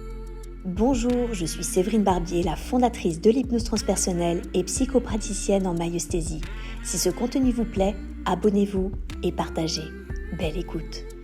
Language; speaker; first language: French; native; French